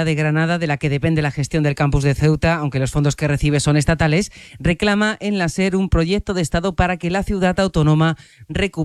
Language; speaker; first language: Spanish; non-native, fluent; French